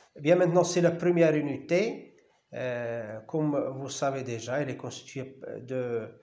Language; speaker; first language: French; non-native, local second language; Arabic